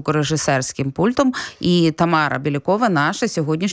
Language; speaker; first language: Ukrainian; native; Ukrainian